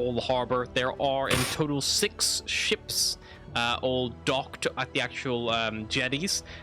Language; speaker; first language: English; native; English